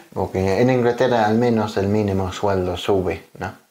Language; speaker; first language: Spanish; non-native, learner; English